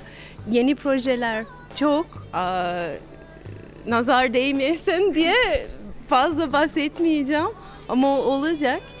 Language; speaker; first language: Turkish; non-native, fluent; English